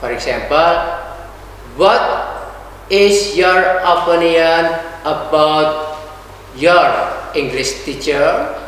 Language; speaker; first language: English; non-native, fluent; Indonesian